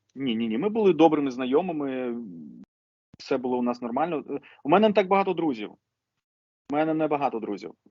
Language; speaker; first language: Ukrainian; non-native, local second language; Russian